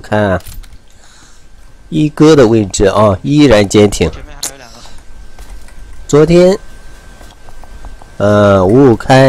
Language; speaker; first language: Chinese; native; Chinese